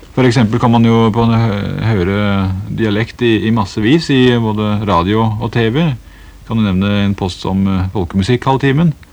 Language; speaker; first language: Norwegian; native; Norwegian